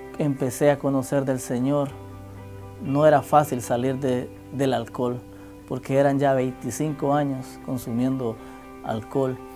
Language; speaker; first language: Spanish; native; Spanish